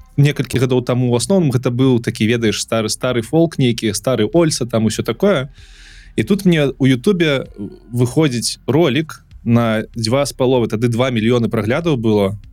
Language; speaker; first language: Belarusian; non-native, local second language; Russian